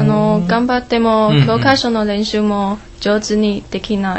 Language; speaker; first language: Japanese; non-native, learner; Chinese